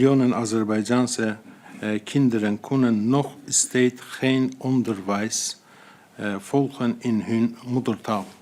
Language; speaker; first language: Dutch; non-native, fluent; Azerbaijani